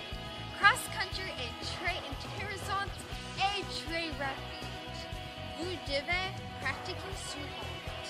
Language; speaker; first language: French; non-native, learner; English